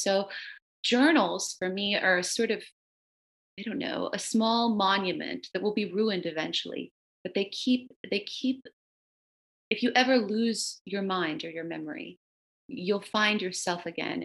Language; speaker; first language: English; early bilingual, other home language; Romanian